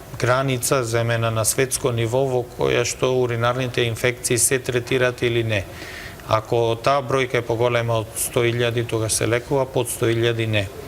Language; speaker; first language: Macedonian; native; Macedonian